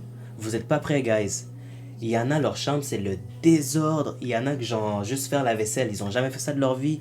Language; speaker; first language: French; native; French